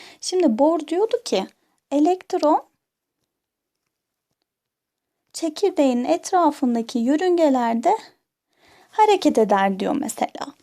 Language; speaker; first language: Turkish; native; Turkish